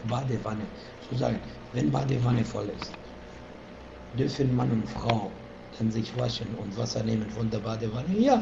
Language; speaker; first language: German; non-native, fluent; Arabic